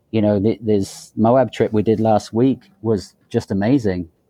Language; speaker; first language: English; native; English